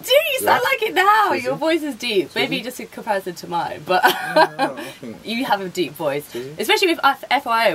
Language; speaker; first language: English; native; English